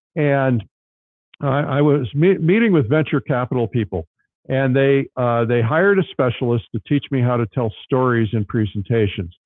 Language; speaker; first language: English; native; English